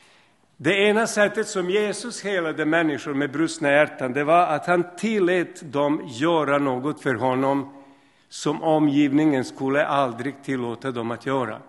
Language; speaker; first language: Swedish; non-native, fluent; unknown